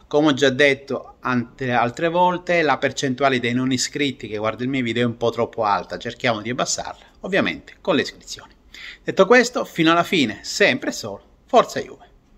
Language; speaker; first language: Italian; native; Italian